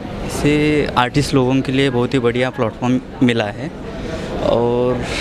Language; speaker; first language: Hindi; non-native, local second language; Marathi